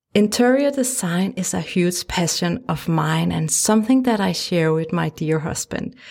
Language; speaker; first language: English; non-native, fluent; Danish